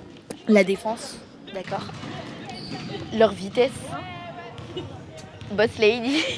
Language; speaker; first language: French; native; French